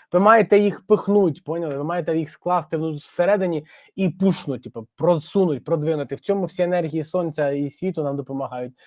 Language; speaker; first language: Ukrainian; non-native, local second language; Russian